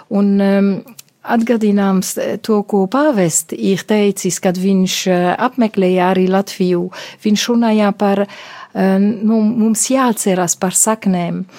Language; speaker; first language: Latvian; non-native, fluent; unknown